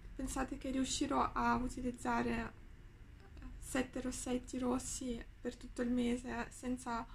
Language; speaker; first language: Italian; non-native, fluent; Ukrainian